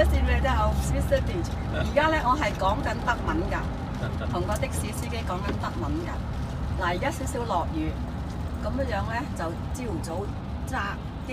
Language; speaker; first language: German; non-native, learner; Cantonese